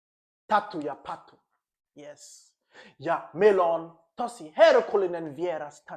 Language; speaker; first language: Finnish; non-native, learner; English